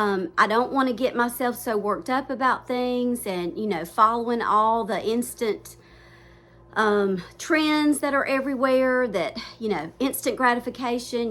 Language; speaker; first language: English; native; English